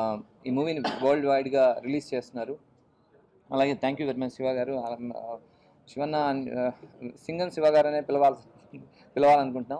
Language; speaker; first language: Telugu; native; Telugu